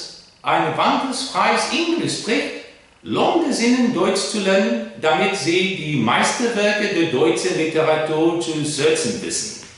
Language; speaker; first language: German; non-native, learner; Greek